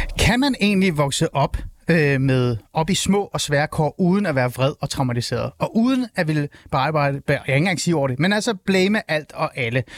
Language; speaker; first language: Danish; early bilingual, other home language; Persian